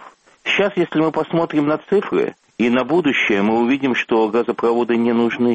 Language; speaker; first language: Russian; native; Russian